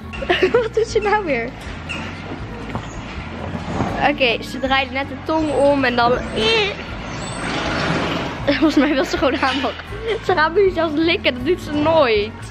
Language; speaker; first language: Dutch; native; Dutch